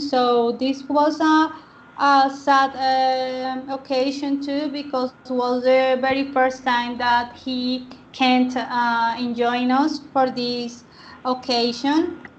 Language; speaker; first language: English; non-native, learner; Spanish